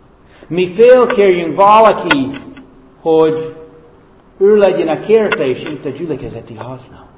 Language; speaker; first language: Hungarian; non-native, fluent; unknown